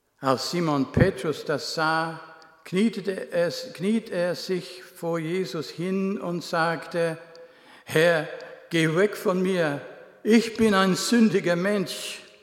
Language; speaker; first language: German; non-native, fluent; English